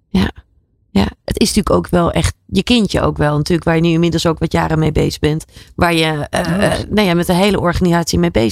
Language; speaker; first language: Dutch; native; Dutch